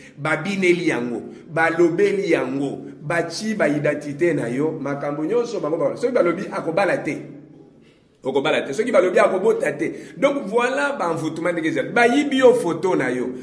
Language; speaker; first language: Lingala; non-native, local second language; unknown